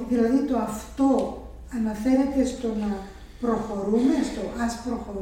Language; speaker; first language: Greek; native; Greek